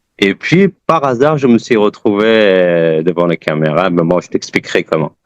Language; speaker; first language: French; early bilingual, other home language; Persian